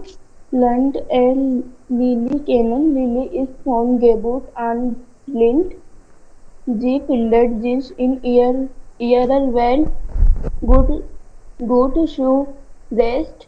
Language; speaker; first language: German; non-native, learner; Hindi